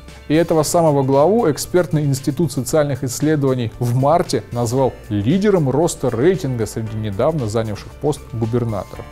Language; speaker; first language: Russian; native; Russian